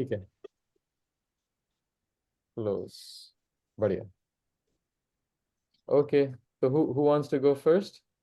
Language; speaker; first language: Hindi; non-native, local second language; English